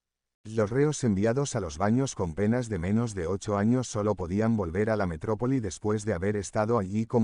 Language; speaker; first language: Spanish; native; Spanish